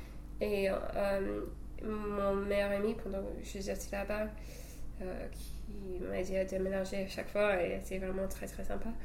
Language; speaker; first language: French; non-native, fluent; English